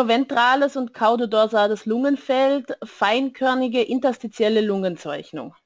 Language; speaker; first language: German; native; German